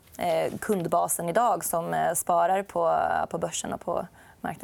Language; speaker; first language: Swedish; native; Swedish